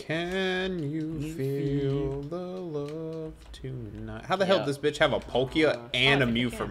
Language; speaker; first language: English; native; English